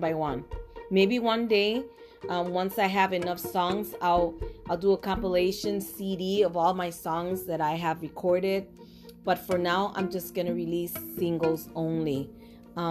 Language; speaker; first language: English; non-native, fluent; Spanish